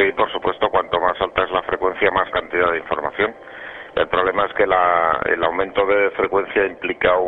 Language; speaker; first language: Spanish; native; Spanish